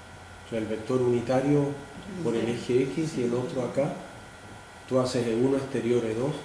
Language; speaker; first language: Spanish; native; Spanish